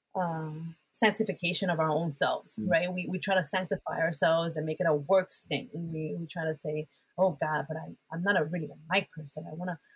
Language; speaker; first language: English; early bilingual, other home language; Spanish